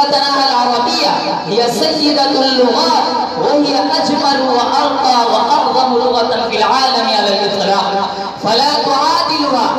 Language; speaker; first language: Arabic; non-native, learner; Urdu